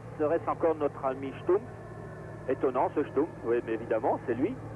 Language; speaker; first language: French; native; French